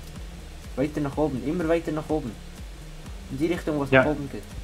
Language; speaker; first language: German; native; German